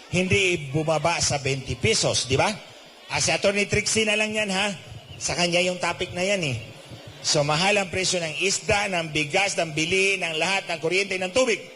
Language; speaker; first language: Filipino; non-native, local second language; Cebuano